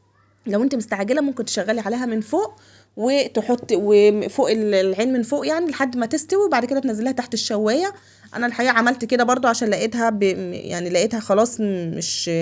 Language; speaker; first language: Arabic; native; Arabic